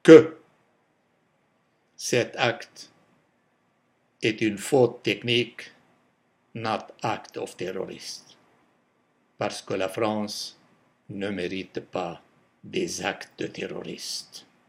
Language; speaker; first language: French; non-native, local second language; Arabic